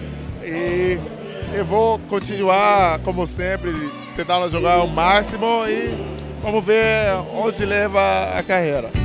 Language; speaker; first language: Portuguese; non-native, fluent; English